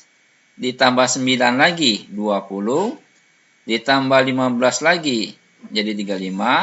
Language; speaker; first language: Indonesian; native; Indonesian